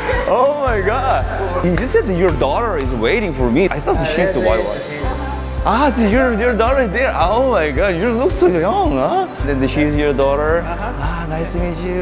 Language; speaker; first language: English; non-native, learner; Korean